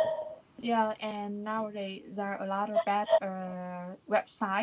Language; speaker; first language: English; non-native, learner; Vietnamese